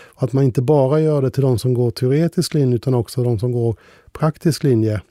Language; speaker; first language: Swedish; native; Swedish